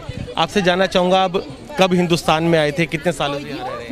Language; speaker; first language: Hindi; native; Hindi